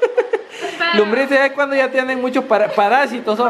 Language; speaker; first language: Spanish; native; Spanish